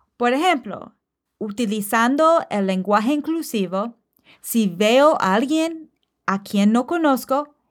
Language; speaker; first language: Spanish; non-native, fluent; English